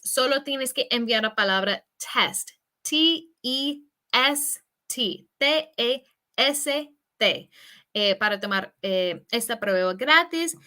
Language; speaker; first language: Spanish; non-native, fluent; English